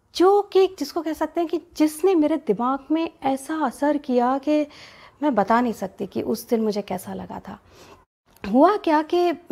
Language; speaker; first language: Hindi; native; Hindi